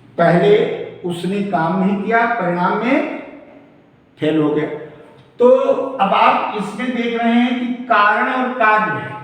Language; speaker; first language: Hindi; native; Hindi